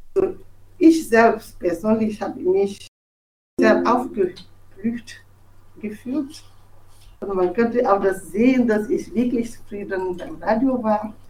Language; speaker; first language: German; non-native, fluent; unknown